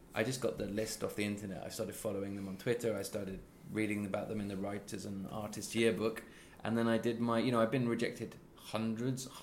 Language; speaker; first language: English; native; English